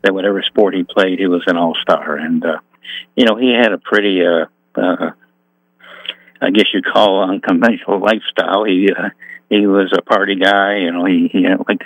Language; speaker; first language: English; native; English